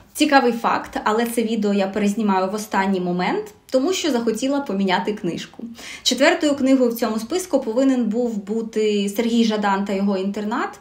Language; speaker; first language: Ukrainian; non-native, local second language; Russian